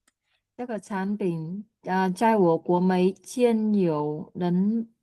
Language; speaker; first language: Chinese; non-native, learner; Vietnamese